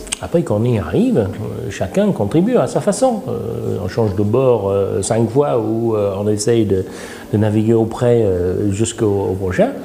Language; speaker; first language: French; non-native, fluent; English